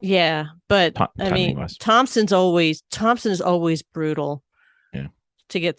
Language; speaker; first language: English; native; English